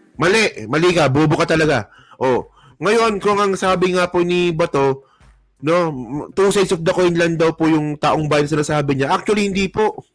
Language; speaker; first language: Filipino; non-native, local second language; Hiligaynon